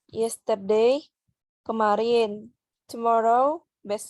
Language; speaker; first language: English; non-native, learner; Indonesian